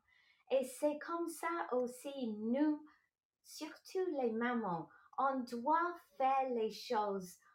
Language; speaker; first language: French; non-native, local second language; English